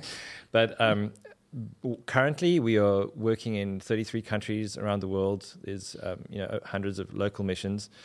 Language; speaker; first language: English; native; English